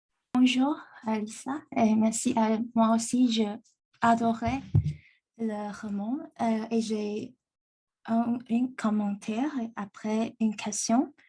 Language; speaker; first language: French; non-native, learner; Chinese